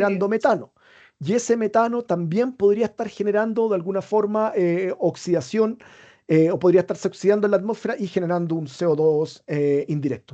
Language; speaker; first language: Spanish; native; Spanish